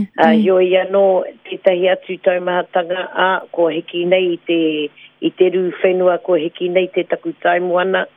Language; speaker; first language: Māori; non-native, local second language; English